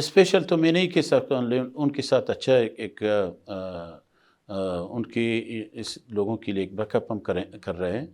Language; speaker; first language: Hindi; non-native, fluent; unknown